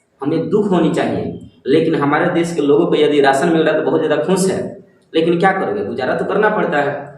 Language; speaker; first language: Hindi; native; Hindi